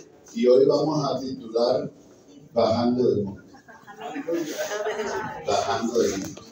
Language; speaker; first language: Spanish; native; Spanish